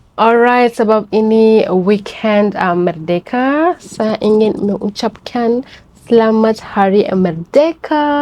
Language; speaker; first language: Malay; non-native, fluent; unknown